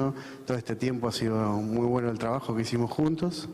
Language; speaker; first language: Spanish; native; Spanish